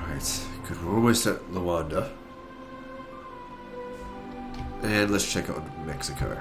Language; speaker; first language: English; native; English